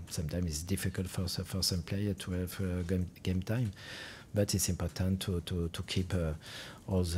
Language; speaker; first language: English; non-native, fluent; French